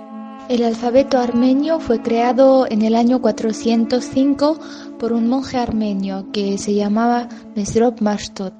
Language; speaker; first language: Spanish; non-native, fluent; Armenian